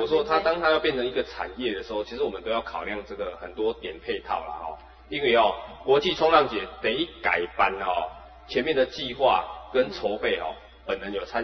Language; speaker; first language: Chinese; native; Chinese